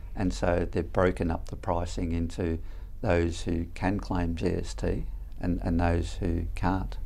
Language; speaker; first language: English; native; English